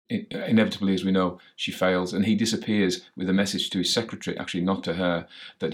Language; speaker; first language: English; native; English